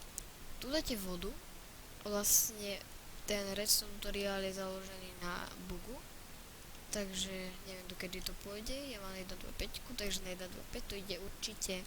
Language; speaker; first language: Slovak; native; Slovak